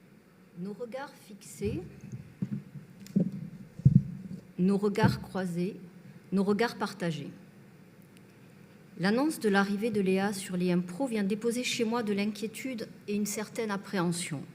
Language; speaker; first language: French; native; French